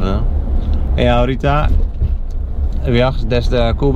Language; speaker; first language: Spanish; non-native, learner; English